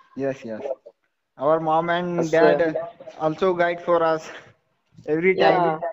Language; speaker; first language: English; non-native, local second language; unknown